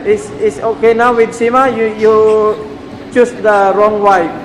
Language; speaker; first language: English; non-native, local second language; Filipino